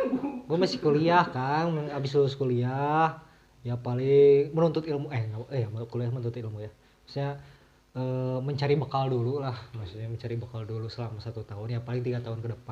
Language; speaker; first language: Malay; non-native, local second language; Sundanese